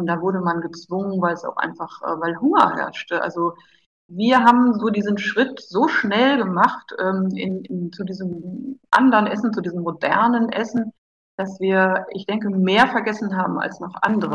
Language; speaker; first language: German; native; German